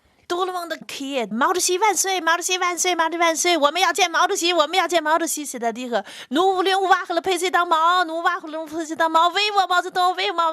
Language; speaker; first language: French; non-native, fluent; Chinese